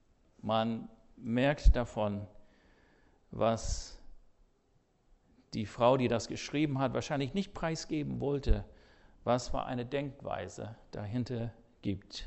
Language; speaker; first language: German; non-native, fluent; English